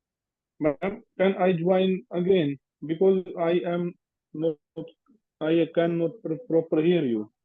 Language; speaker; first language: English; non-native, learner; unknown